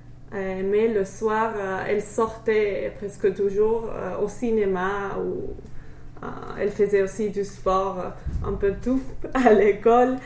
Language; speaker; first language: French; non-native, fluent; English